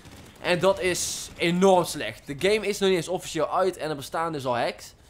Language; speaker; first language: Dutch; native; Dutch